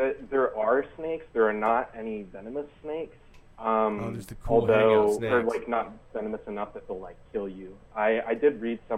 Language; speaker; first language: English; native; English